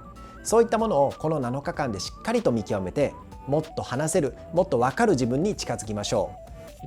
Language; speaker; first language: Japanese; native; Japanese